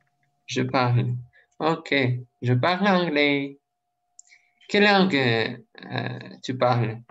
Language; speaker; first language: French; non-native, learner; Russian